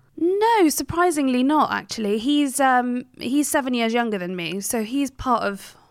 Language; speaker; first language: English; native; English